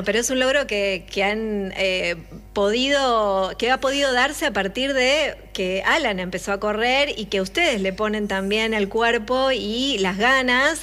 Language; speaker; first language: Spanish; native; Spanish